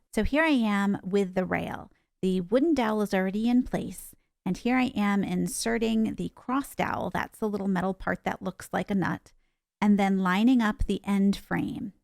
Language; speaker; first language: English; native; English